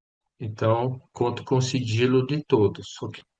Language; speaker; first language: Portuguese; non-native, fluent; Swedish